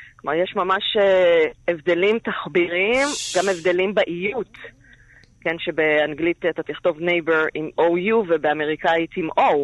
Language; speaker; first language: Hebrew; native; Hebrew